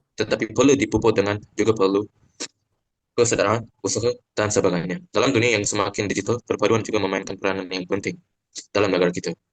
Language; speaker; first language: Malay; non-native, local second language; Tamil